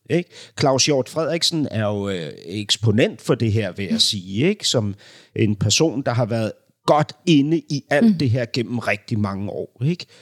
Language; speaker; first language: Danish; early bilingual, other home language; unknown